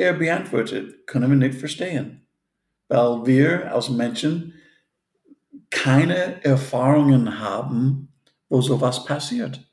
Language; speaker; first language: German; non-native, fluent; English